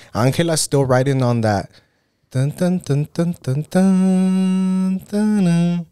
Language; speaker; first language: English; early bilingual, other home language; Spanish